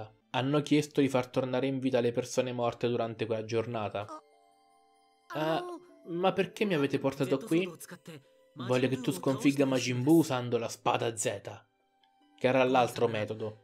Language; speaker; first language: Italian; native; Italian